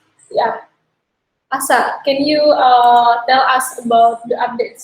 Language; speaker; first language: English; non-native, learner; Indonesian